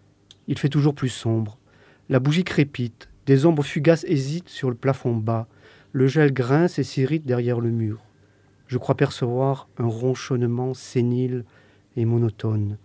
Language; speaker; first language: French; native; French